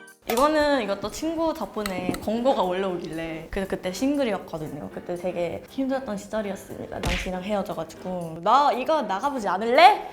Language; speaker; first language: Korean; non-native, fluent; Thai